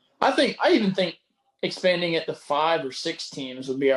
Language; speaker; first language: English; native; English